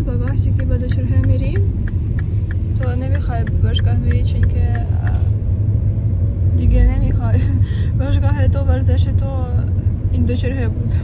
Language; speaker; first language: Persian; non-native, learner; Ukrainian